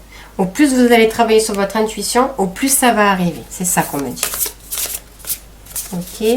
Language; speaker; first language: French; native; French